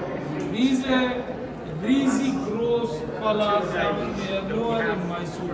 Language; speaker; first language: German; non-native, learner; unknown